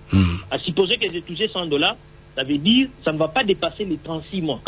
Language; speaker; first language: French; non-native, local second language; Swahili